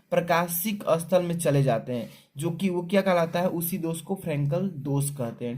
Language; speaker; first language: Hindi; native; Hindi